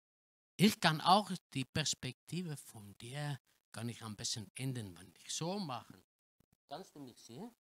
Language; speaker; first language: German; non-native, learner; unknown